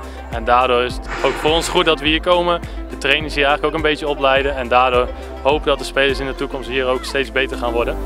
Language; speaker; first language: Dutch; native; Dutch